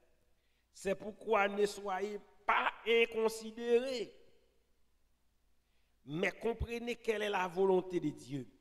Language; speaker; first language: French; non-native, local second language; Haitian Creole